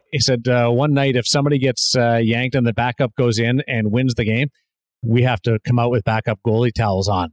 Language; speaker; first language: English; native; English